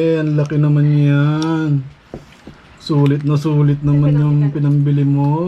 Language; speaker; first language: Filipino; non-native, local second language; Iloko